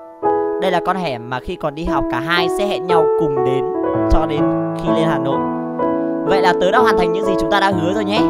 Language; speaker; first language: Vietnamese; native; Vietnamese